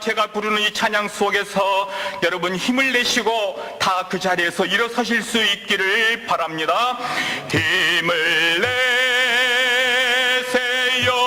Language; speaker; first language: Korean; native; Korean